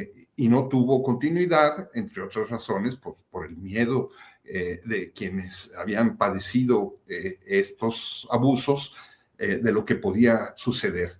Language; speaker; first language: Spanish; native; Spanish